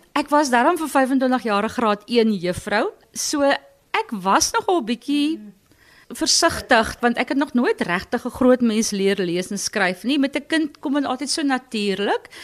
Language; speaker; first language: Afrikaans; native; Afrikaans